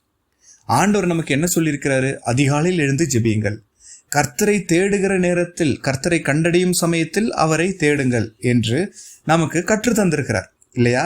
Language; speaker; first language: Tamil; native; Tamil